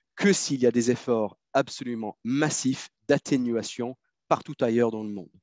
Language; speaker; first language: French; native; French